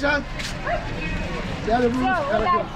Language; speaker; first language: Russian; non-native, learner; Arabic